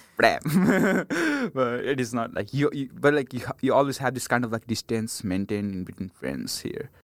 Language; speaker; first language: English; non-native, local second language; Nepali